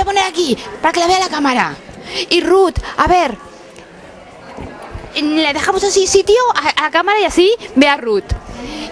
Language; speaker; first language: Spanish; native; Spanish